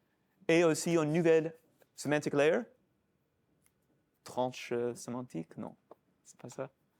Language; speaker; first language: French; non-native, fluent; English